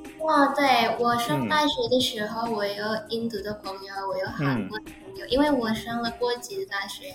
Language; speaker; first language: Chinese; early bilingual, heritage; Indonesian